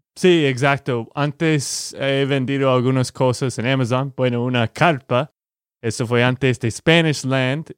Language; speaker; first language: Spanish; non-native, fluent; English